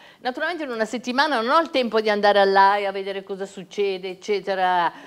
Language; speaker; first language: Italian; native; Italian